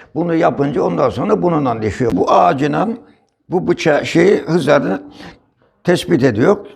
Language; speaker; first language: Turkish; native; Turkish